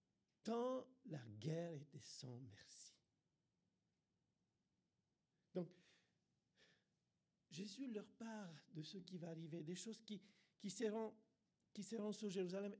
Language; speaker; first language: French; non-native, fluent; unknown